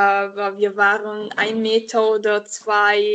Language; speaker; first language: German; non-native, learner; Italian